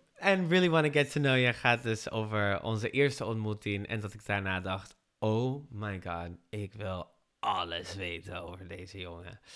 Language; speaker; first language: Dutch; non-native, fluent; Spanish